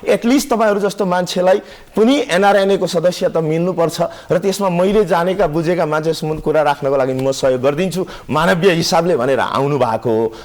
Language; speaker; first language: Nepali; native; Nepali